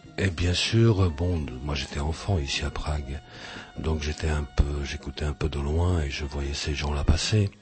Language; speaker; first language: French; early bilingual, other home language; Czech